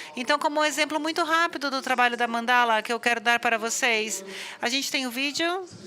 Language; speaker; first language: Portuguese; non-native, fluent; English